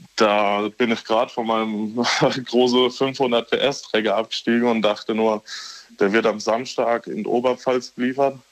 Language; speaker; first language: German; native; German